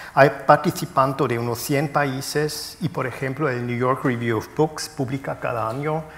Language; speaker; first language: Spanish; non-native, fluent; German